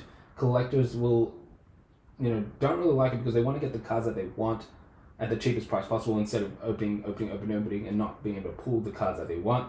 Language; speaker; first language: English; native; English